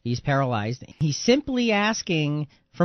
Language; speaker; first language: English; native; English